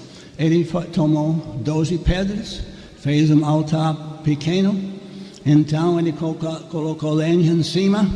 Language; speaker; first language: Portuguese; non-native, fluent; English